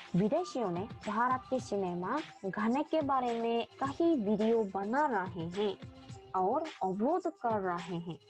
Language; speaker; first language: Hindi; non-native, learner; Korean